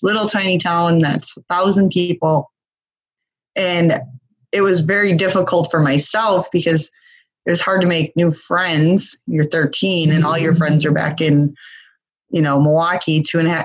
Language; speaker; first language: English; native; English